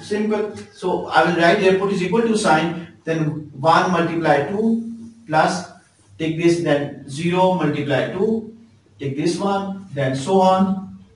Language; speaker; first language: English; non-native, local second language; Urdu